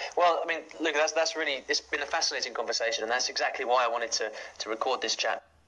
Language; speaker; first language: English; native; English